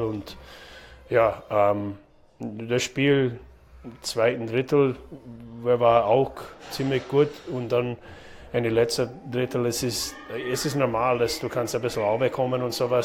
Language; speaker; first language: German; non-native, fluent; English